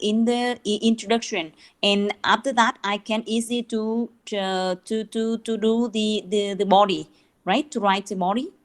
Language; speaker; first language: English; non-native, learner; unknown